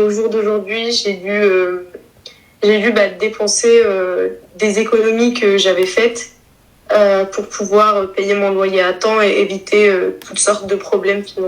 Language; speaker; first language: French; native; French